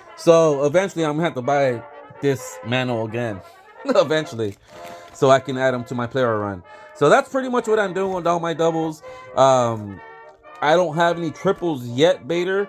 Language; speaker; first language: English; native; English